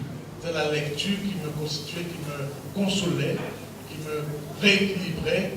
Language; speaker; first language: French; native; French